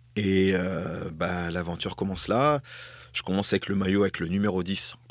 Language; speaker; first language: French; native; French